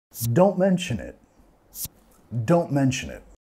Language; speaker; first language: English; native; English